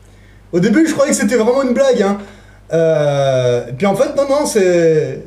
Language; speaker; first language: French; native; French